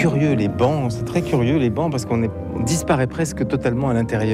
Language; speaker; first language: French; native; French